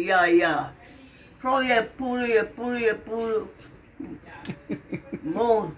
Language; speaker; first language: Dutch; non-native, local second language; Sranan Tongo